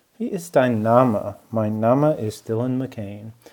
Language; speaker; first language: German; non-native, learner; English